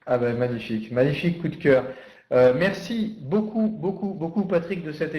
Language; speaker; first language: French; native; French